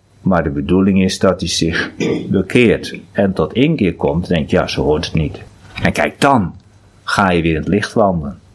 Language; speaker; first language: Dutch; non-native, local second language; Western Frisian